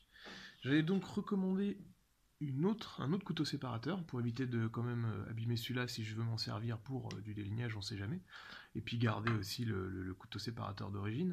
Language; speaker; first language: French; native; French